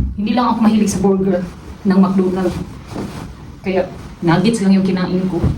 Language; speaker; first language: Filipino; non-native, local second language; Cebuano